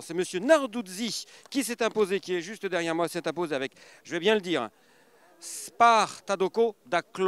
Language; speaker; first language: French; native; French